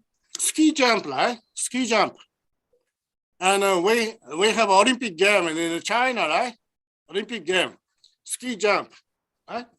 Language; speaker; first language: English; non-native, learner; Japanese